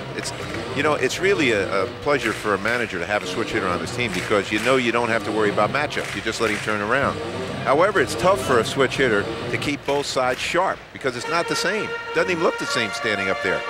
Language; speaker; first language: English; native; English